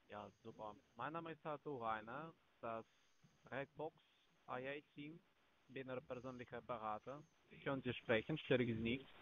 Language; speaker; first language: German; non-native, learner; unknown